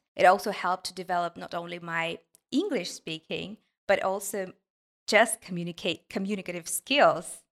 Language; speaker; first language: English; non-native, fluent; Ukrainian